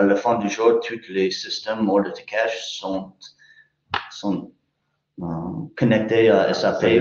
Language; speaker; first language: French; non-native, fluent; English